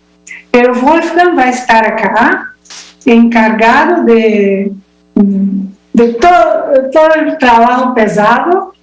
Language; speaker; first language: Spanish; non-native, learner; Portuguese